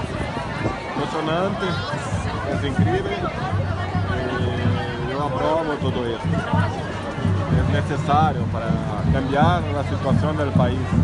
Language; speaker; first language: Portuguese; non-native, learner; Spanish